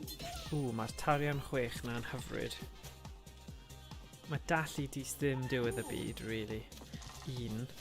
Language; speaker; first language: Welsh; non-native, local second language; English